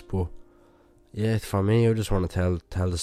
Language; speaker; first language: English; native; English